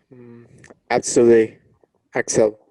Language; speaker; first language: English; non-native, learner; Spanish